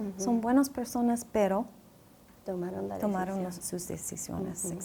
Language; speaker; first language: Spanish; non-native, fluent; English